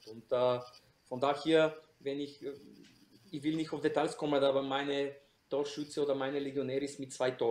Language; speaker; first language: German; non-native, fluent; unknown